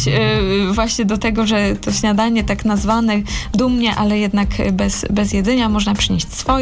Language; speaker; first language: Polish; native; Polish